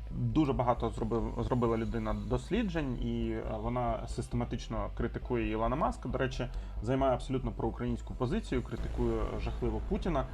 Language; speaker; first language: Ukrainian; non-native, local second language; Russian